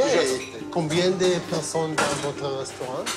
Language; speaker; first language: French; non-native, learner; Hebrew